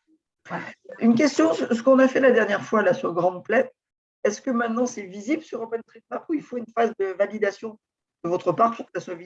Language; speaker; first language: French; native; French